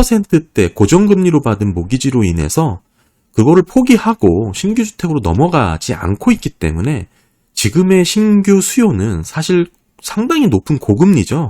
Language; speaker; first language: Korean; native; Korean